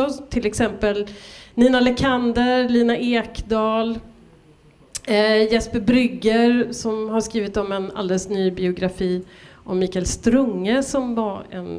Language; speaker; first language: Swedish; native; Swedish